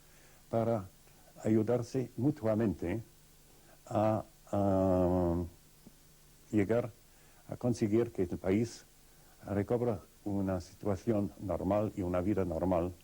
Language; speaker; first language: Spanish; non-native, fluent; Russian